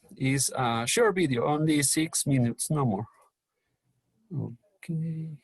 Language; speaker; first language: English; non-native, learner; Spanish